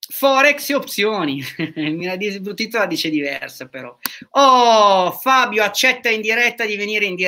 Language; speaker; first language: Italian; native; Italian